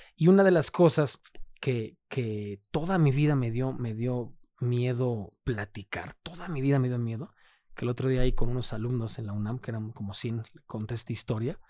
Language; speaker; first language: Spanish; native; Spanish